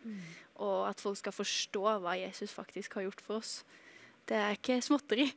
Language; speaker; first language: Norwegian; native; Norwegian